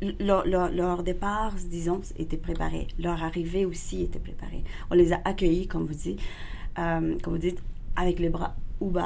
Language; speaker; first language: French; non-native, fluent; Spanish